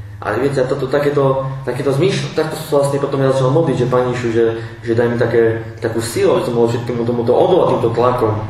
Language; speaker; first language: Slovak; non-native, local second language; Romany